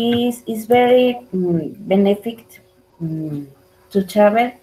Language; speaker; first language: English; non-native, learner; Spanish